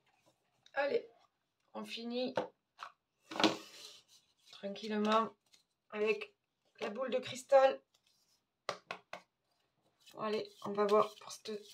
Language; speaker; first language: French; native; French